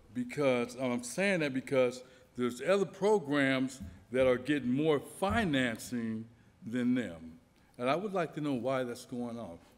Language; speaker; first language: English; native; English